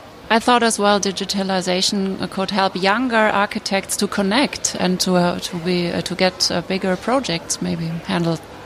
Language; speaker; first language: English; non-native, fluent; German